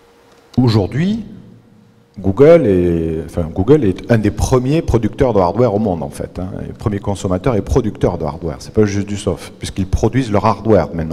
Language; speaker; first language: French; native; French